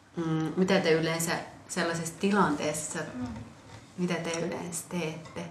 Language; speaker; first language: Finnish; early bilingual, other home language; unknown